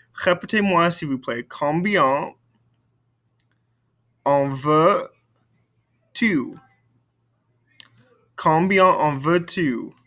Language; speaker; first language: French; non-native, fluent; English